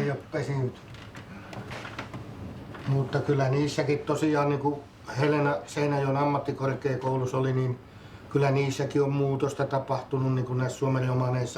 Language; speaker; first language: Finnish; native; Finnish